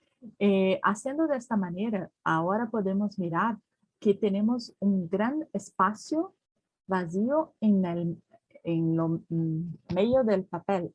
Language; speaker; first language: Spanish; non-native, learner; Portuguese